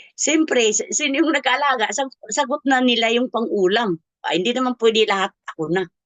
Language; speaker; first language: Filipino; non-native, local second language; Cebuano